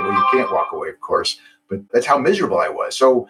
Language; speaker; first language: English; native; English